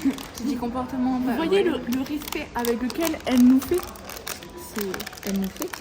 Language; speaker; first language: French; native; French